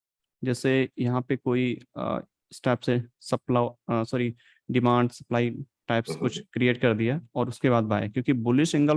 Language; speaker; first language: Hindi; native; Hindi